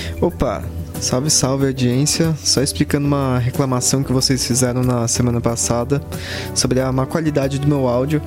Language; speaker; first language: Portuguese; native; Portuguese